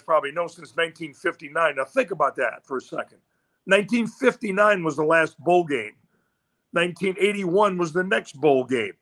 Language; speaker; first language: English; native; English